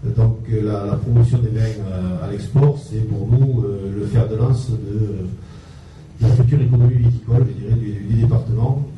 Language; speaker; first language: French; native; French